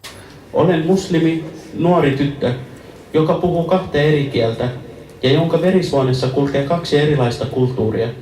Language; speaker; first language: Finnish; early bilingual, other home language; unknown